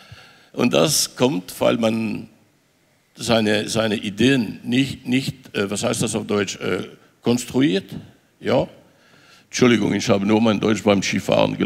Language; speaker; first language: German; non-native, fluent; French